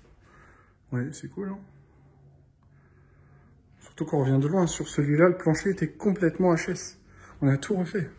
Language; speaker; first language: French; native; French